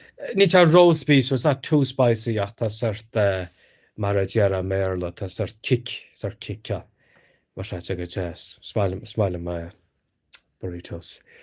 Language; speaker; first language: Irish; native; Irish